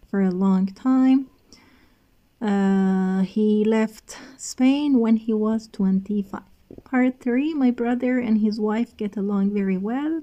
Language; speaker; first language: English; non-native, fluent; Persian